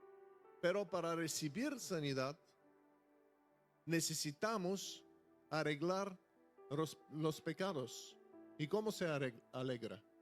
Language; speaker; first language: Spanish; non-native, fluent; Bulgarian